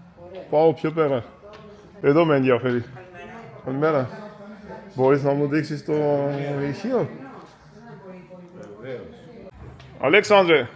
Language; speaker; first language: Greek; non-native, fluent; Armenian